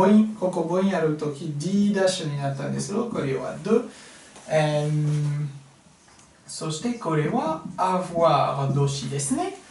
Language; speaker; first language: Japanese; non-native, fluent; French